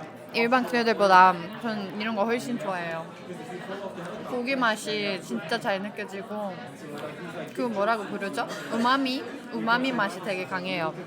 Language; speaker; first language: Korean; non-native, fluent; Norwegian